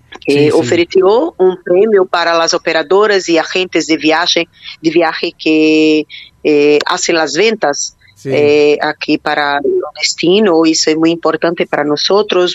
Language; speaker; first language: Spanish; non-native, learner; Portuguese